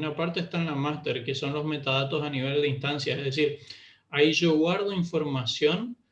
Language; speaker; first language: Spanish; native; Spanish